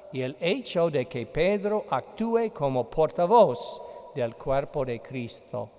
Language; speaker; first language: Spanish; non-native, fluent; English